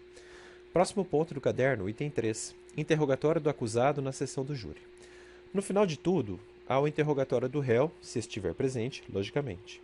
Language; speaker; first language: Portuguese; native; Portuguese